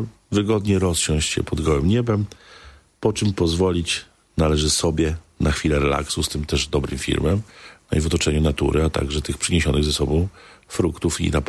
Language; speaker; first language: Polish; native; Polish